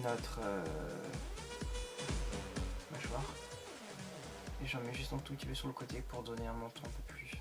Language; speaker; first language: French; native; French